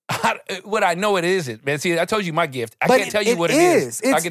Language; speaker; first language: English; native; English